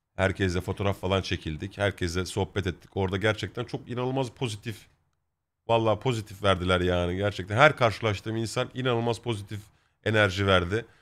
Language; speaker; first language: Turkish; native; Turkish